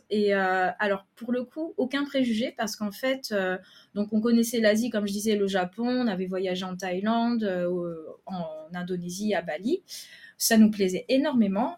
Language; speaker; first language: French; native; French